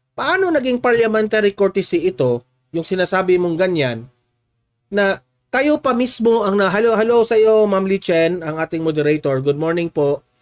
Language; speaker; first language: Filipino; non-native, local second language; Cebuano